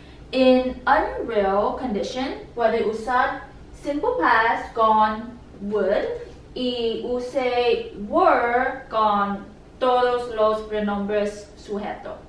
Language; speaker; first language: Spanish; non-native, learner; English